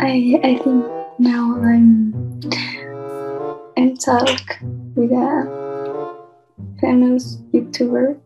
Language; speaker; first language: English; non-native, learner; Spanish